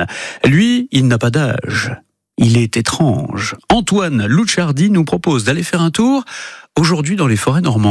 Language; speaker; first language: French; native; French